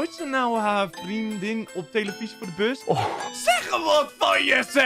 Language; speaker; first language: Dutch; native; Dutch